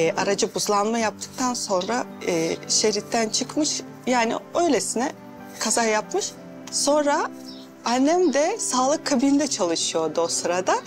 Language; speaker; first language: Turkish; non-native, fluent; Russian